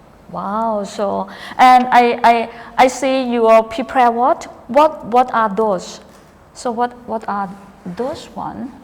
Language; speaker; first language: English; non-native, fluent; Thai